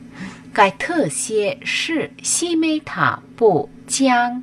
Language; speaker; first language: Chinese; non-native, learner; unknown